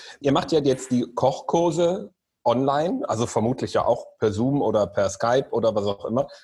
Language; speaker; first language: German; native; German